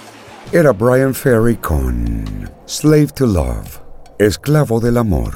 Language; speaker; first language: Spanish; native; Spanish